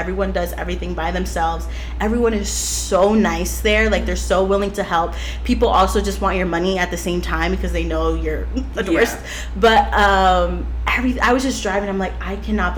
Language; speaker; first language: English; native; English